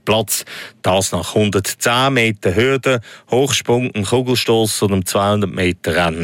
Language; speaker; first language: German; native; German